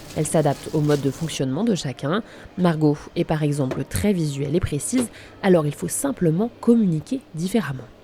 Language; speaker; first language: French; native; French